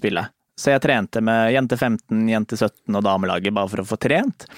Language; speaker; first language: Norwegian; native; Norwegian